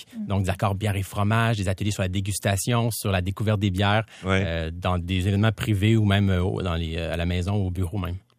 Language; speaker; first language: French; native; French